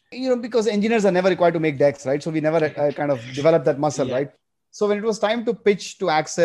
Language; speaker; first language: English; non-native, local second language; Gujarati